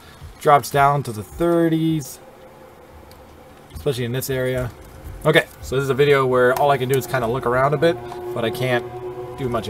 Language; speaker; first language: English; native; English